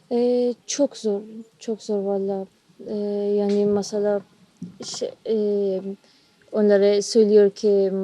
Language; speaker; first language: Turkish; non-native, learner; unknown